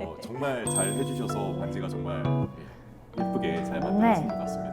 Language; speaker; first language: Korean; native; Korean